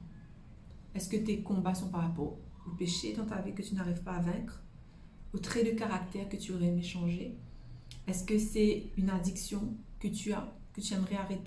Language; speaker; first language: French; native; French